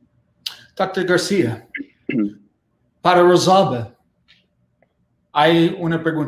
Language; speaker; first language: Spanish; non-native, learner; English